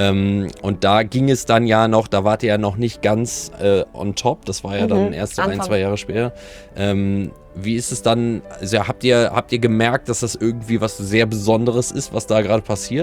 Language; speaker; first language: German; native; German